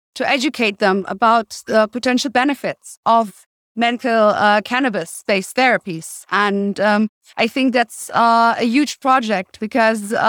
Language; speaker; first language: English; non-native, fluent; German